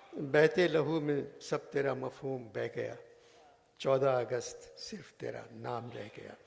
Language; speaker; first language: Urdu; native; Urdu